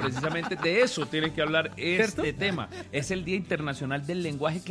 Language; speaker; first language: Spanish; native; Spanish